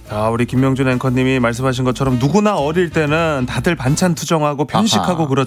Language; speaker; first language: Korean; native; Korean